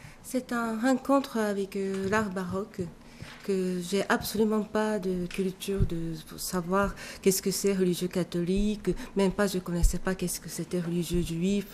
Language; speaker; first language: French; non-native, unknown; Japanese